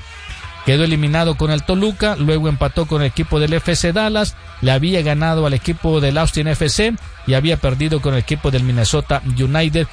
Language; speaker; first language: Spanish; native; Spanish